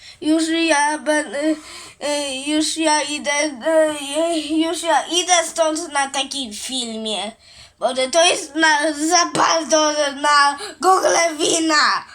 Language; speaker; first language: Polish; early bilingual, heritage; Portuguese